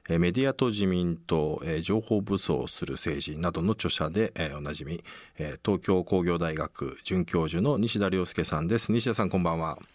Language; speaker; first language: Japanese; native; Japanese